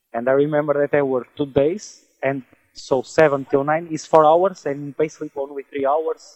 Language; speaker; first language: English; non-native, learner; Portuguese